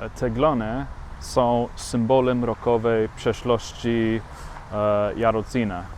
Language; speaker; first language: Polish; non-native, learner; English